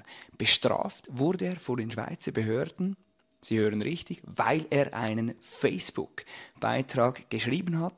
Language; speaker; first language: German; native; German